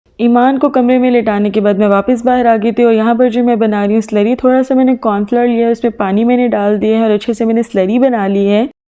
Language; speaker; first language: Urdu; native; Urdu